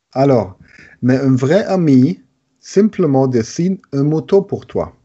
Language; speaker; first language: French; non-native, learner; German